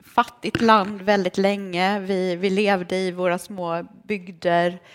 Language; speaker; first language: Swedish; early bilingual, other home language; Romanian